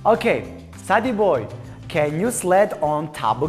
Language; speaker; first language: English; non-native, learner; Tajik